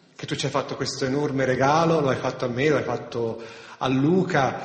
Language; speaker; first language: Italian; native; Italian